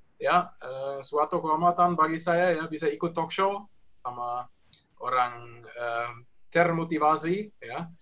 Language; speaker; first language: Indonesian; non-native, learner; German